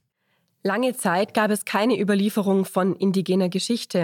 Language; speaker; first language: German; native; German